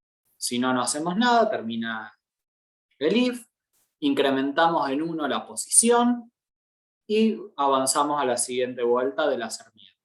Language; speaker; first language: Spanish; native; Spanish